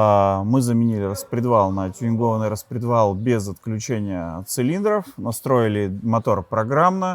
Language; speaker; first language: Russian; native; Russian